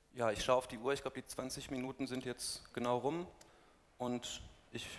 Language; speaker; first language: German; native; German